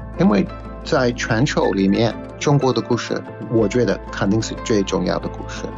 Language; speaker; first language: Chinese; non-native, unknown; English